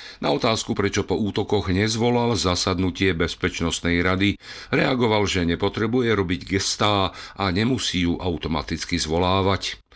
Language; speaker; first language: Slovak; native; Slovak